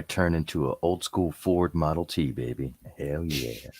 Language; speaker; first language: English; native; English